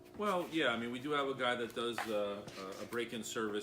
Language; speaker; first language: English; native; English